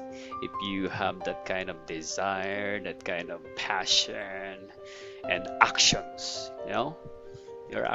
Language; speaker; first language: English; non-native, fluent; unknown